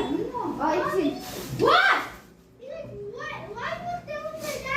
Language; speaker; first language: English; non-native, learner; Nepali